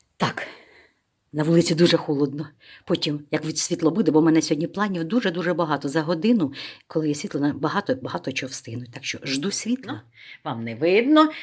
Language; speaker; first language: Ukrainian; non-native, local second language; Russian